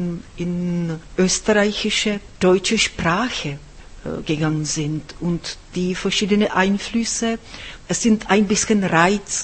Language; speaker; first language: German; non-native, fluent; Czech